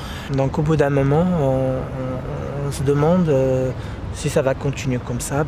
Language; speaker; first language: French; non-native, local second language; Arabic